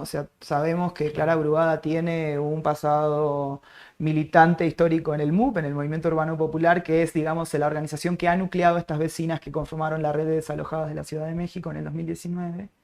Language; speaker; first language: Spanish; native; Spanish